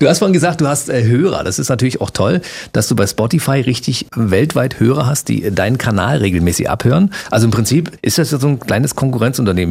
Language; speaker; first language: German; native; German